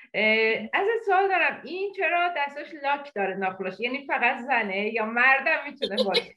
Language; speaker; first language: Persian; native; Persian